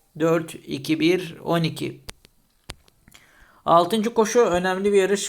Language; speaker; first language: Turkish; native; Turkish